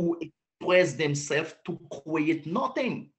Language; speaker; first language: English; non-native, learner; Haitian Creole